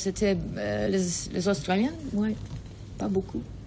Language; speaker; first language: French; non-native, learner; English